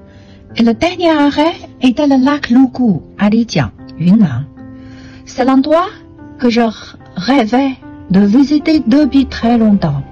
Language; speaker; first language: French; non-native, fluent; Chinese